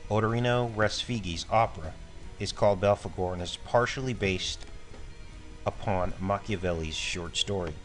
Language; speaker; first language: English; native; English